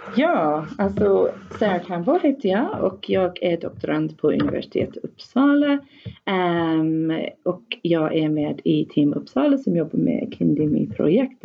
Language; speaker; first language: Swedish; non-native, fluent; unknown